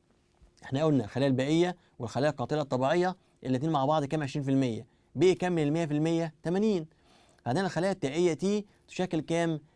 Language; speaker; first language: Arabic; native; Arabic